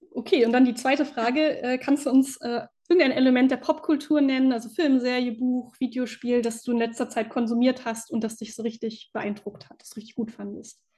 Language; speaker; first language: German; native; German